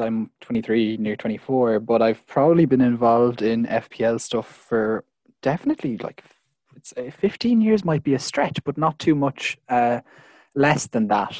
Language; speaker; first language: English; native; English